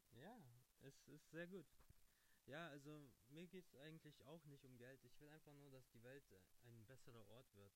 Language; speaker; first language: German; early bilingual, other home language; Russian